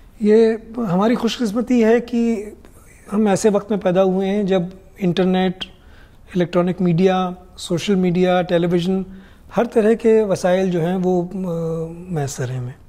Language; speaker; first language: Urdu; non-native, local second language; Hindi